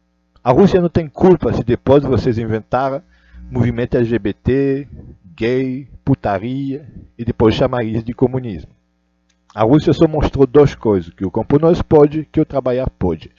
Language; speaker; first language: Portuguese; non-native, learner; Russian